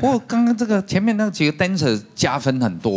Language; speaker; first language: Chinese; native; Chinese